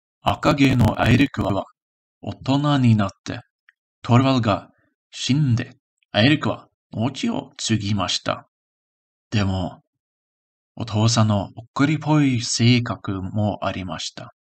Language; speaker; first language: Japanese; non-native, learner; English